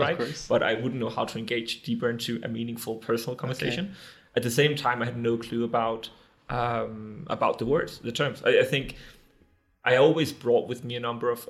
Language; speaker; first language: English; non-native, fluent; Danish